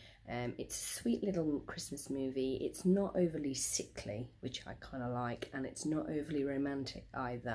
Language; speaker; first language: English; native; English